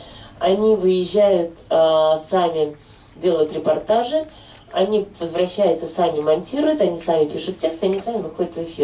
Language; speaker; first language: Russian; native; Russian